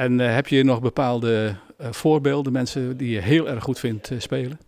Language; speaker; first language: Dutch; native; Dutch